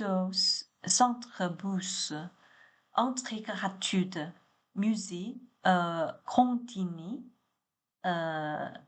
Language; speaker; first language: French; non-native, learner; Chinese